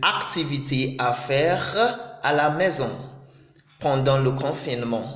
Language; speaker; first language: French; non-native, fluent; Yoruba